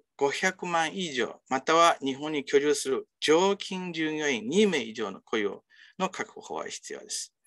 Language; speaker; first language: Japanese; non-native, fluent; Chinese